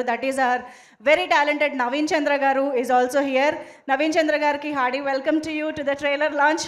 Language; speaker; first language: Telugu; native; Telugu